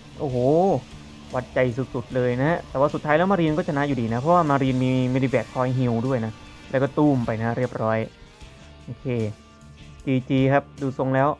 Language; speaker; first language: Thai; native; Thai